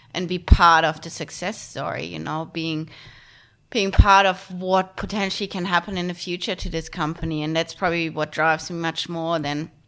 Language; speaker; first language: English; non-native, fluent; German